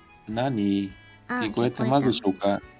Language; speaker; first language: Japanese; non-native, learner; Spanish